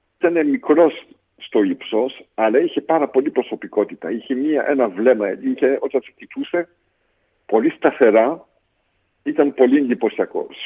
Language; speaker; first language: Greek; early bilingual, heritage; Greek